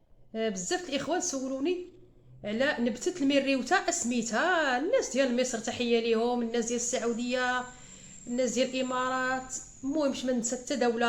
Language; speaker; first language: Arabic; native; Arabic